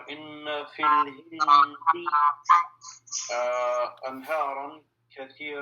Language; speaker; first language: Arabic; non-native, learner; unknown